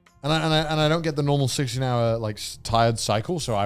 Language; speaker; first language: English; native; English